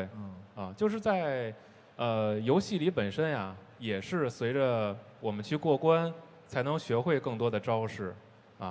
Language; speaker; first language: Chinese; native; Chinese